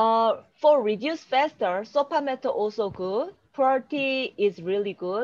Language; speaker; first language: English; non-native, learner; Korean